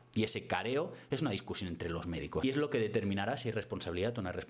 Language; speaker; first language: Spanish; native; Spanish